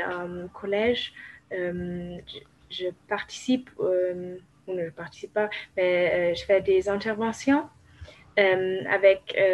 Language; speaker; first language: French; non-native, fluent; German